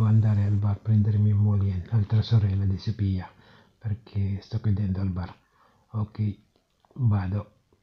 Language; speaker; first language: Italian; non-native, learner; Filipino